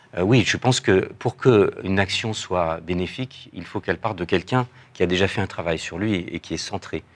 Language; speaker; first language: French; native; French